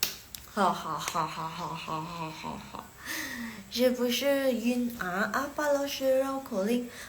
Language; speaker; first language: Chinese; non-native, fluent; Indonesian